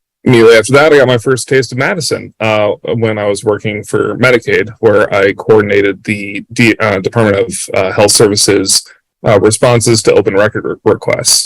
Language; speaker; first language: English; native; English